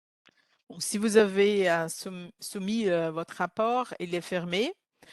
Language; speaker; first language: French; non-native, learner; Portuguese